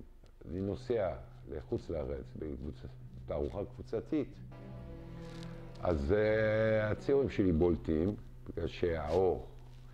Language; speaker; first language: Hebrew; non-native, fluent; French